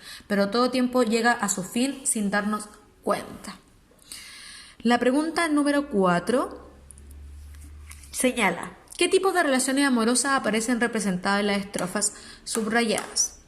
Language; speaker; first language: Spanish; native; Spanish